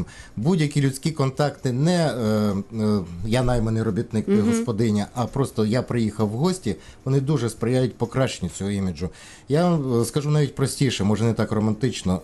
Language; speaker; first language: Ukrainian; native; Ukrainian